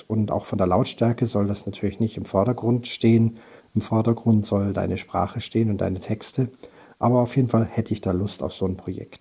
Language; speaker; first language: German; native; German